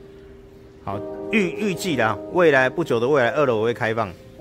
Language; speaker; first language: Chinese; native; Chinese